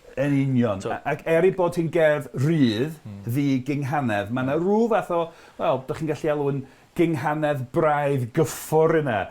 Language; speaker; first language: Welsh; non-native, fluent; English